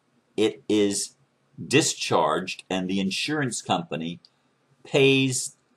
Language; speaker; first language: English; native; English